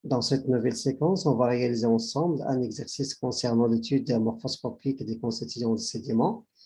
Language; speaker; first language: French; non-native, local second language; Arabic